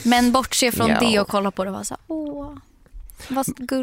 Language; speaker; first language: Swedish; native; Swedish